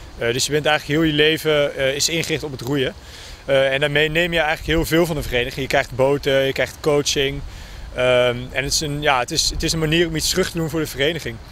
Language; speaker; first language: Dutch; native; Dutch